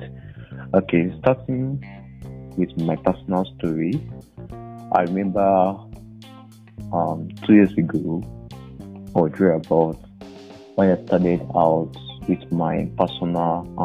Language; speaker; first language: English; non-native, local second language; Yoruba